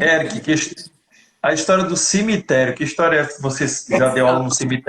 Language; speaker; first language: Portuguese; native; Portuguese